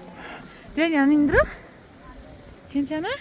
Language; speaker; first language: Korean; non-native, fluent; Kazakh